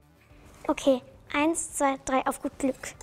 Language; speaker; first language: German; native; German